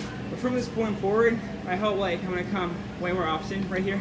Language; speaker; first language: English; non-native, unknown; Turkish